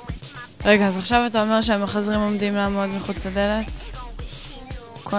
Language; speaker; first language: Hebrew; native; Hebrew